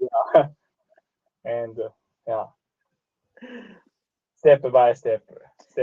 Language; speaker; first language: English; non-native, learner; Japanese